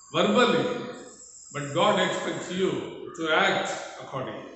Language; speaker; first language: English; non-native, local second language; Tamil